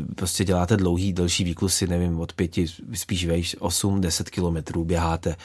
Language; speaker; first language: Czech; native; Czech